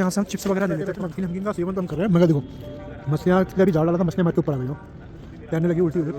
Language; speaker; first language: Hindi; native; Hindi